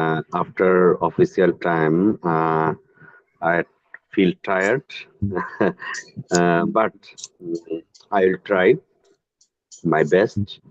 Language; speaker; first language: English; non-native, learner; Bangla